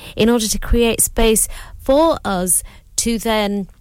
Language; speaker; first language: English; early bilingual, other home language; Urdu